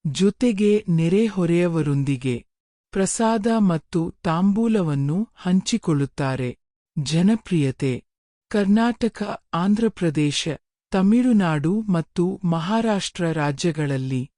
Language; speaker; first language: Kannada; native; Kannada